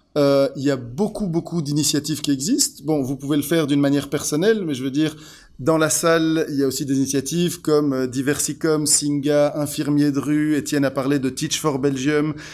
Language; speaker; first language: French; native; French